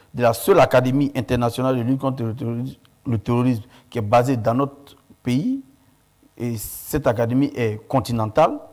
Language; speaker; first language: French; non-native, local second language; Mandingo